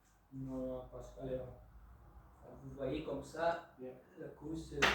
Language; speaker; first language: French; non-native, local second language; Dutch